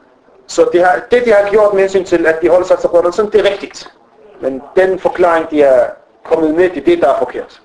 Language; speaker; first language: Danish; non-native, fluent; Arabic